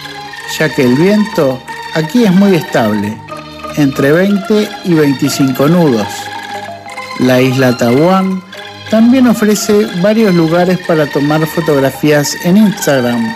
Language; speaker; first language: Spanish; non-native, fluent; Indonesian